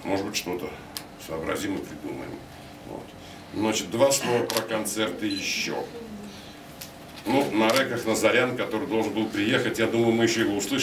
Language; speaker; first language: Russian; native; Russian